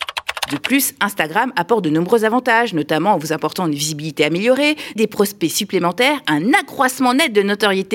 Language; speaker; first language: French; native; French